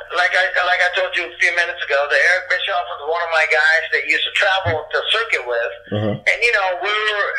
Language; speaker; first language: English; early bilingual, other home language; Japanese